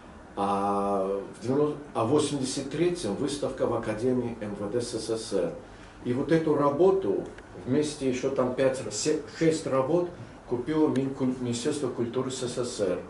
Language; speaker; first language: Russian; non-native, local second language; Azerbaijani